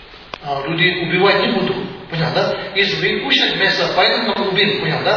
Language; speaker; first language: Russian; non-native, learner; Tibetan